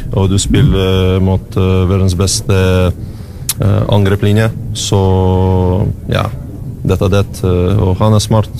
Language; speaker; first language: Norwegian; non-native, learner; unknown